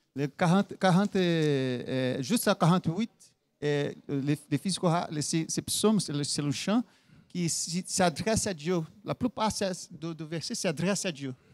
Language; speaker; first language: French; non-native, learner; Portuguese